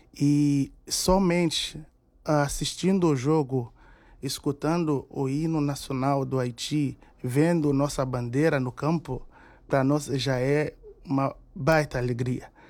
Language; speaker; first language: Portuguese; non-native, fluent; Haitian Creole